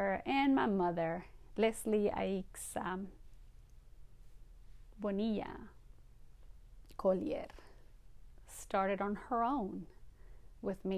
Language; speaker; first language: English; non-native, fluent; Spanish